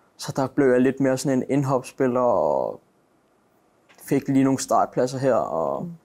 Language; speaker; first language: Danish; native; Danish